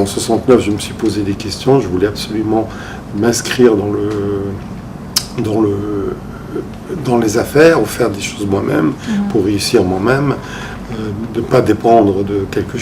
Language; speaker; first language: French; non-native, local second language; Arabic